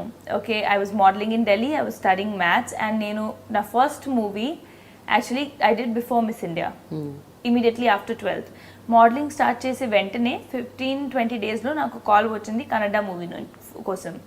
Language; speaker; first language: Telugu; non-native, local second language; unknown